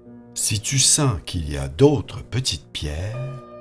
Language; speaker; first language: French; native; French